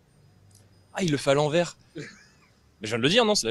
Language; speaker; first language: French; native; French